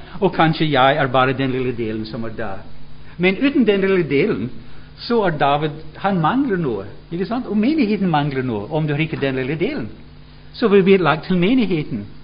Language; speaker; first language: Swedish; non-native, fluent; English